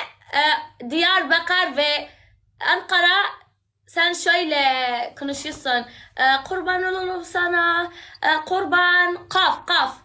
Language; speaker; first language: Turkish; non-native, learner; Arabic